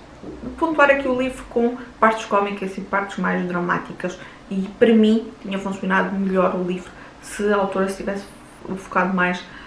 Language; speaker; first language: Portuguese; native; Portuguese